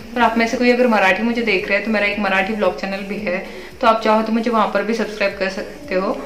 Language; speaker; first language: Hindi; non-native, local second language; Marathi